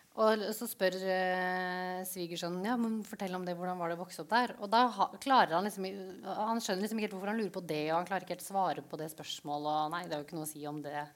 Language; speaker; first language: Norwegian; early bilingual, other home language; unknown